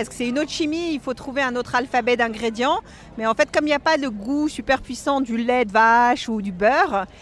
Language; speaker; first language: French; native; French